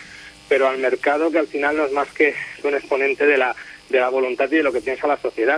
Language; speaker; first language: Spanish; native; Spanish